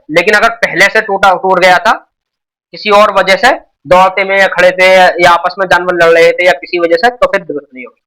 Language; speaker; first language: Urdu; native; Urdu